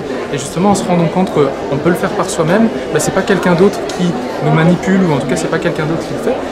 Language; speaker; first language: French; native; French